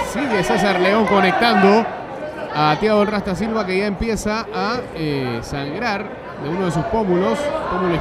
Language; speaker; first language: Spanish; native; Spanish